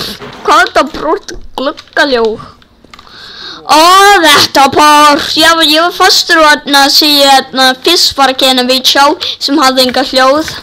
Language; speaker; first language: Icelandic; non-native, learner; Danish